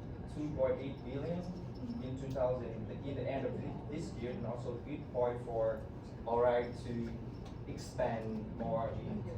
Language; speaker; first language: English; non-native, learner; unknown